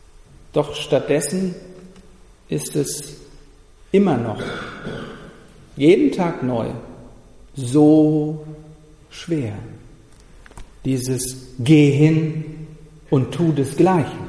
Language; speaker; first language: German; native; German